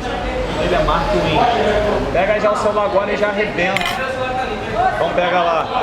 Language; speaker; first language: Portuguese; native; Portuguese